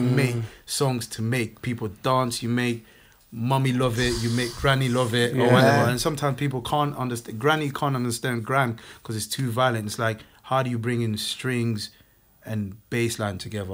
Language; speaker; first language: English; non-native, fluent; French